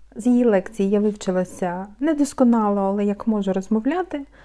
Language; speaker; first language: Ukrainian; non-native, local second language; Russian